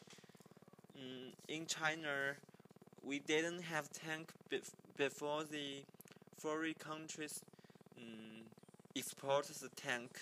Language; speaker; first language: English; non-native, learner; Chinese